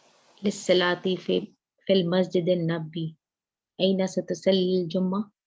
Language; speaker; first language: Arabic; non-native, learner; Urdu